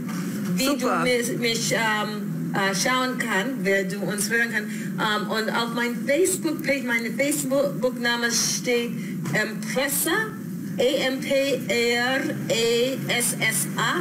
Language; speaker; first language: German; non-native, learner; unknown